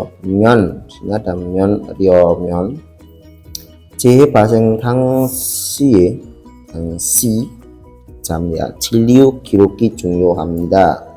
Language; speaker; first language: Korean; non-native, learner; Indonesian